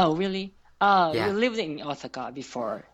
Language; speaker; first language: English; non-native, learner; Japanese